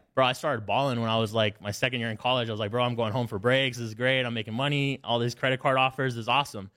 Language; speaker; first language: English; native; English